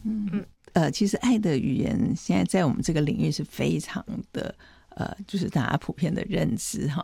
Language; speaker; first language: Chinese; native; Chinese